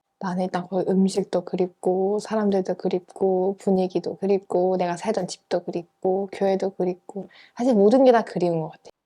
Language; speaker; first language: Korean; early bilingual, heritage; Korean